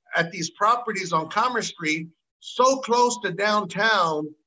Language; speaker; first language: English; early bilingual, other home language; Spanish